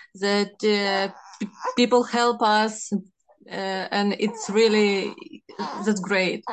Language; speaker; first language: English; non-native, fluent; Ukrainian